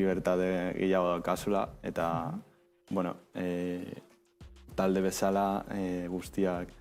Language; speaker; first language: Basque; non-native, local second language; Spanish